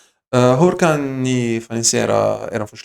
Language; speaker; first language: Swedish; non-native, fluent; Arabic